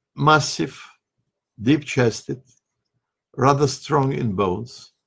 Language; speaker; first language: English; non-native, fluent; Russian